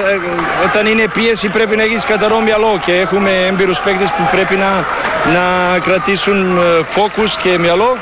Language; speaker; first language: Greek; non-native, learner; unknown